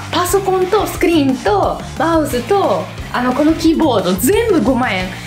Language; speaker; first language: Japanese; non-native, fluent; Italian